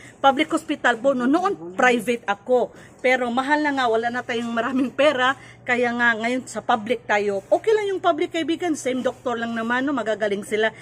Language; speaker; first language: Filipino; non-native, local second language; Cebuano